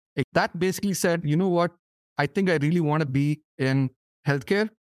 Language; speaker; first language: English; non-native, local second language; Tamil